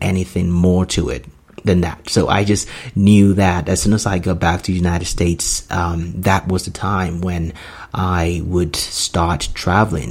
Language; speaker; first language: English; non-native, local second language; Yoruba